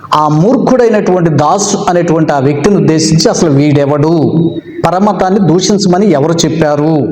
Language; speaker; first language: Telugu; native; Telugu